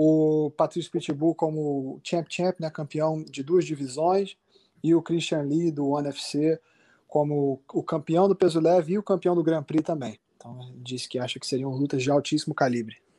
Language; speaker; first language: Portuguese; native; Portuguese